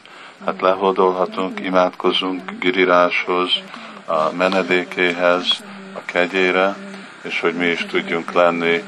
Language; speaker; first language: Hungarian; early bilingual, heritage; Hungarian